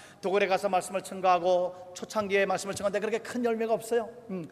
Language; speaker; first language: Korean; native; Korean